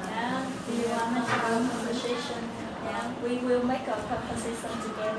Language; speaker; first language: English; non-native, learner; Vietnamese